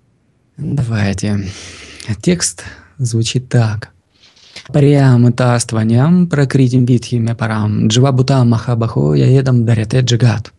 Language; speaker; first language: Russian; native; Russian